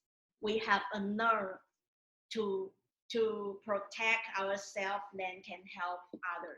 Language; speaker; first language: English; non-native, learner; Chinese